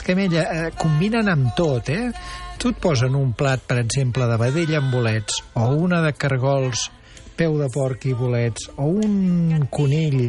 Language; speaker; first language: Catalan; native; Catalan